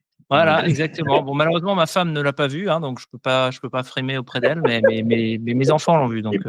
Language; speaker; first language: French; native; French